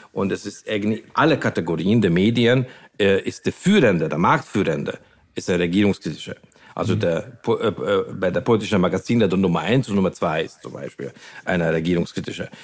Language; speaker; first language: German; non-native, fluent; Hungarian